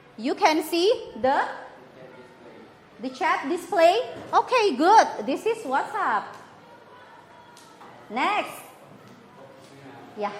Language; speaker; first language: English; non-native, fluent; Indonesian